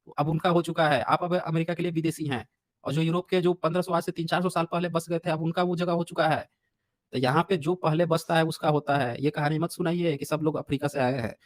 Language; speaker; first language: Hindi; native; Hindi